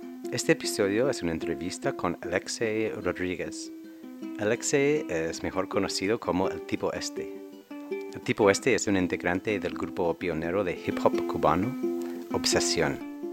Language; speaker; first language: Spanish; non-native, fluent; English